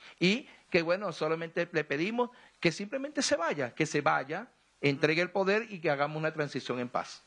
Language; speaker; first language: Spanish; native; Spanish